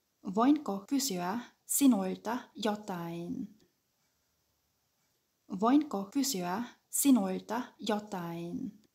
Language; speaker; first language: Finnish; non-native, fluent; German